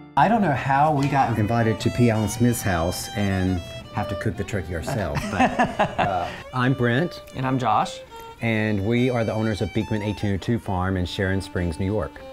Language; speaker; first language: English; native; English